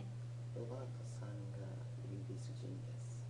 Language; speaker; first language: Japanese; non-native, learner; English